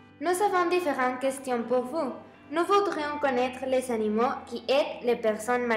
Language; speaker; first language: French; non-native, learner; Spanish